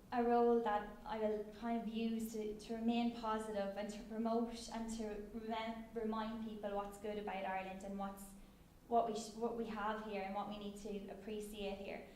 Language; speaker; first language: English; native; English